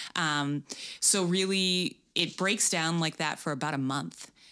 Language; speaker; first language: English; native; English